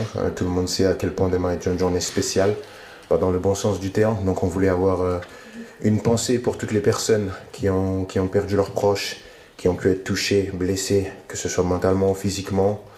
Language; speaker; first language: French; native; French